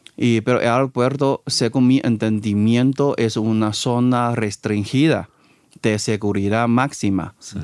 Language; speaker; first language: Spanish; non-native, fluent; Chinese